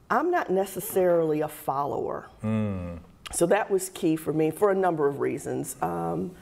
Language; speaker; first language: English; native; English